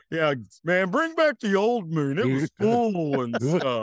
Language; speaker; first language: English; native; English